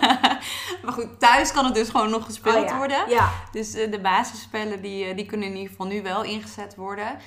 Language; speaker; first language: Dutch; native; Dutch